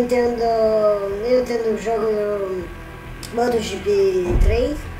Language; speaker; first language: Portuguese; non-native, learner; Italian